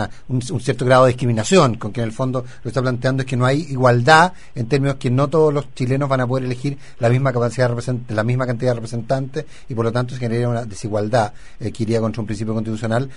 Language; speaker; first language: Spanish; native; Spanish